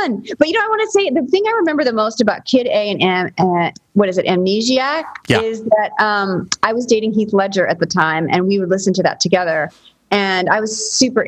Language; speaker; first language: English; native; English